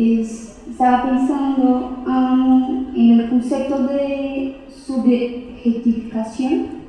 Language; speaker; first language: Spanish; non-native, fluent; Portuguese